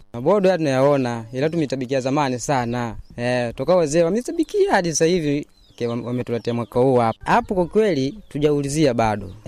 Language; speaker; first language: Swahili; non-native, local second language; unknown